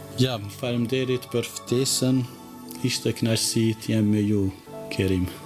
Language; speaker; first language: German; non-native, fluent; Albanian